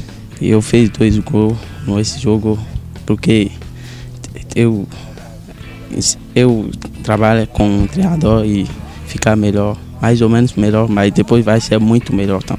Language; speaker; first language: Portuguese; non-native, learner; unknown